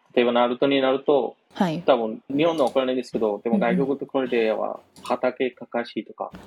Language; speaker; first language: Japanese; non-native, fluent; Bangla